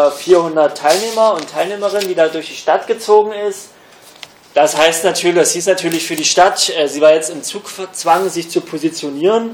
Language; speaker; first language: German; native; German